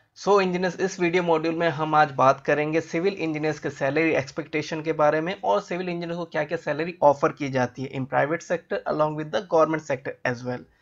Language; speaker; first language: Hindi; native; Hindi